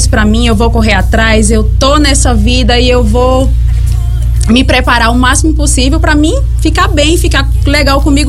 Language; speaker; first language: Portuguese; native; Portuguese